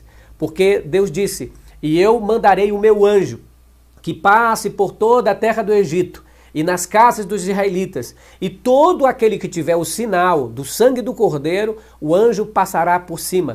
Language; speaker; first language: Portuguese; native; Portuguese